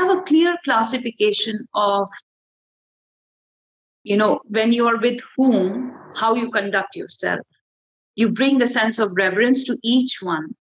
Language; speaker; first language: English; non-native, local second language; Hindi